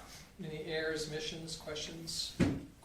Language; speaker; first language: English; native; English